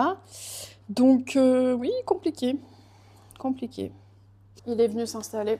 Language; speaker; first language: French; native; French